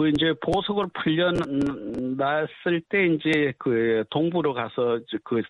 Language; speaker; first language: Korean; native; Korean